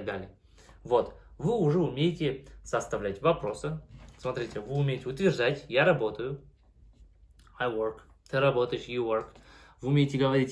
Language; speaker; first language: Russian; non-native, local second language; Kazakh